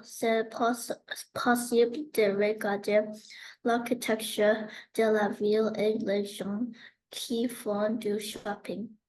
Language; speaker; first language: French; non-native, learner; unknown